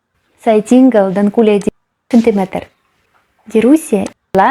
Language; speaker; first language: Indonesian; non-native, fluent; Russian